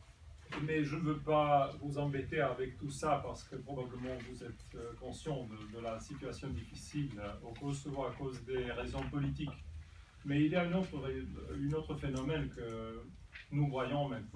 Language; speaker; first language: French; non-native, fluent; Serbian